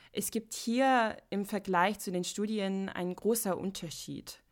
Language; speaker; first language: German; non-native, fluent; English